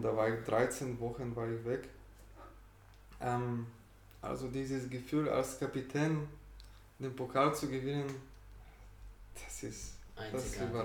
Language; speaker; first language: German; non-native, fluent; Bulgarian